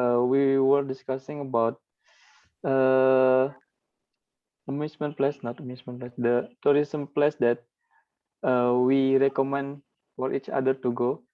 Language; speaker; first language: English; non-native, learner; Indonesian